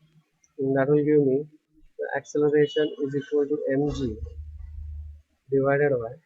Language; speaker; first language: English; non-native, local second language; Hindi